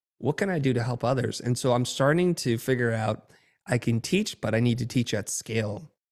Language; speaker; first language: English; early bilingual, other home language; Vietnamese